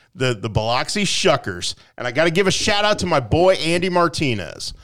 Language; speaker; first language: English; native; English